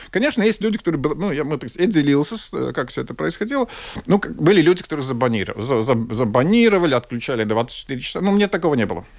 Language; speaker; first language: Russian; non-native, local second language; Latvian